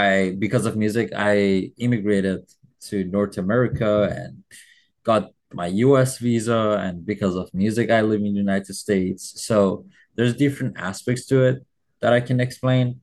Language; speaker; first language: English; non-native, fluent; Persian